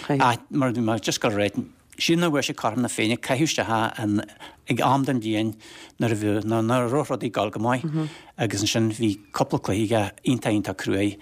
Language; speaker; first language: Irish; native; Irish